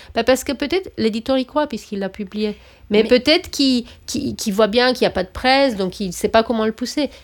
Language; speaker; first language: French; non-native, fluent; Romanian